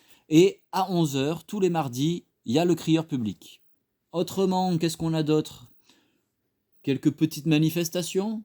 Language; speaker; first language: French; native; French